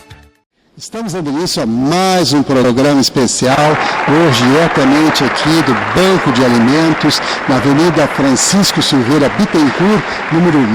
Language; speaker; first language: Portuguese; native; Portuguese